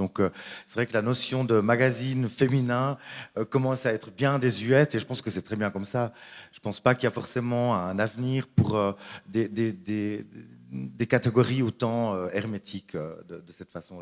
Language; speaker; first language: French; native; French